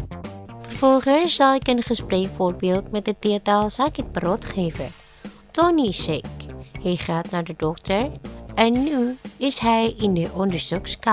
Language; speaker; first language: Dutch; non-native, learner; Indonesian